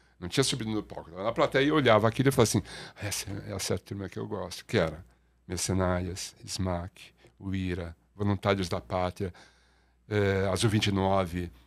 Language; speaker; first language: Portuguese; native; Portuguese